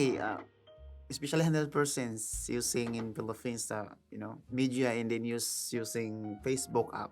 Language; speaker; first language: English; non-native, learner; Filipino